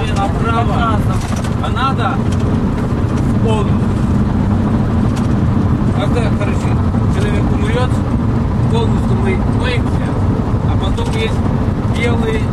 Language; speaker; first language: Russian; non-native, learner; Turkish